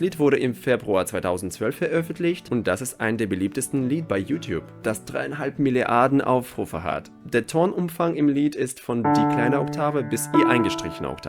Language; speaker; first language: German; non-native, fluent; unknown